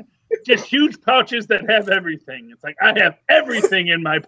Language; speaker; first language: English; native; English